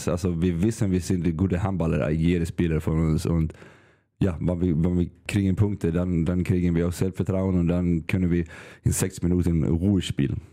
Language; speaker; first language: German; non-native, learner; Swedish